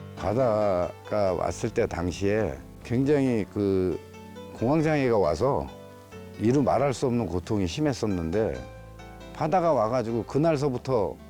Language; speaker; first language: Korean; native; Korean